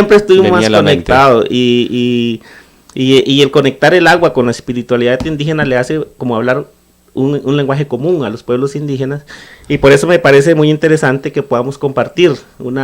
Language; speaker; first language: Spanish; non-native, local second language; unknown